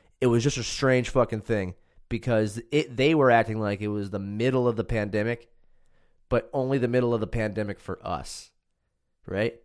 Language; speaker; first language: English; native; English